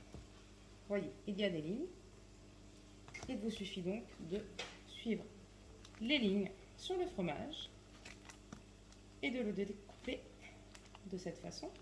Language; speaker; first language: French; native; French